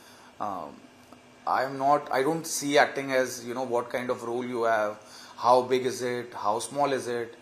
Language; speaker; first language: English; non-native, local second language; Hindi